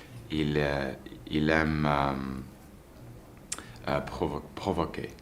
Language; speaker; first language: French; non-native, learner; English